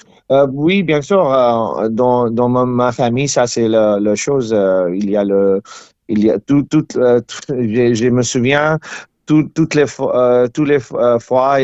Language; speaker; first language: French; non-native, learner; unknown